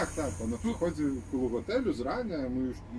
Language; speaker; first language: Polish; non-native, learner; Russian